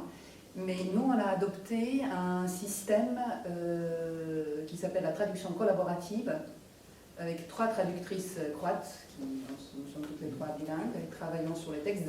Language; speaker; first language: French; non-native, fluent; Croatian